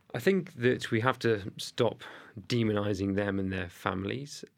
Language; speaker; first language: English; native; English